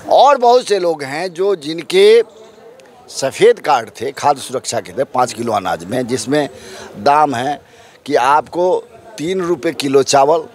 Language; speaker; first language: Hindi; native; Hindi